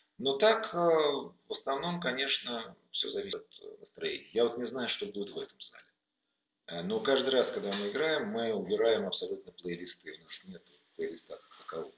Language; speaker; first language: Russian; native; Russian